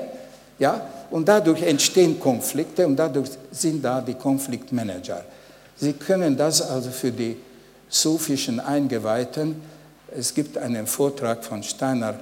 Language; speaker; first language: German; non-native, fluent; Hungarian